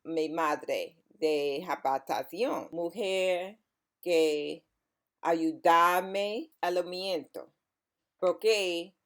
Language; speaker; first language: Spanish; non-native, learner; English